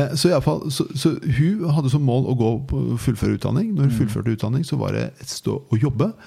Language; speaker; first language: Norwegian; non-native, fluent; Persian